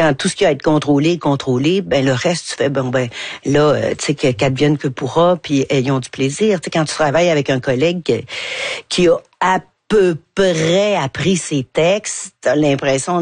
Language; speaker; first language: French; native; French